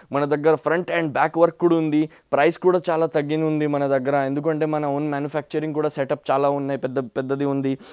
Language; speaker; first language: Telugu; non-native, local second language; Hindi